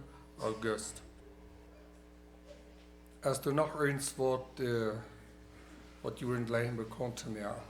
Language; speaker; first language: German; early bilingual, heritage; Plautdietsch